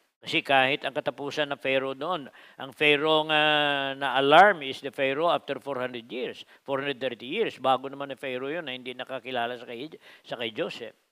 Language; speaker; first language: Filipino; non-native, local second language; Cebuano